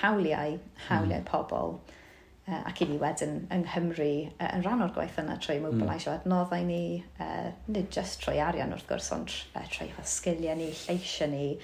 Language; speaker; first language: Welsh; native; Welsh